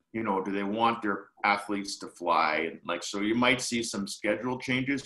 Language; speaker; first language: English; native; English